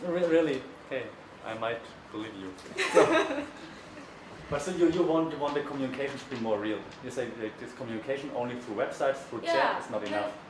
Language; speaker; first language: English; non-native, fluent; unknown